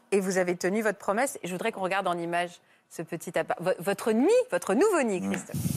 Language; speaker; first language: French; native; French